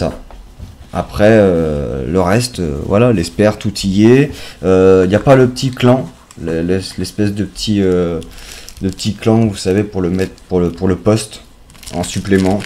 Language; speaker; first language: French; native; French